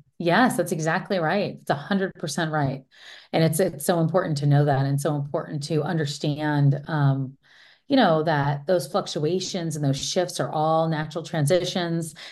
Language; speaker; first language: English; native; English